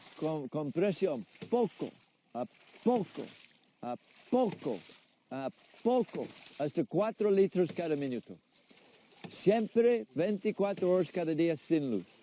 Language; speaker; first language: Spanish; non-native, learner; English